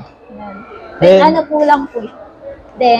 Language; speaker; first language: Filipino; native; Filipino